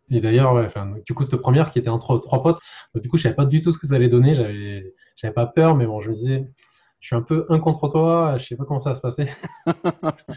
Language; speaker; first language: French; native; French